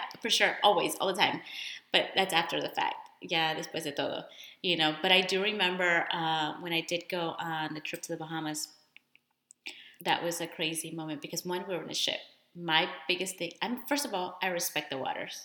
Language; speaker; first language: English; early bilingual, other home language; Spanish